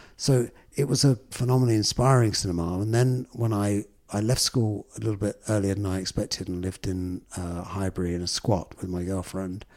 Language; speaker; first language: English; native; English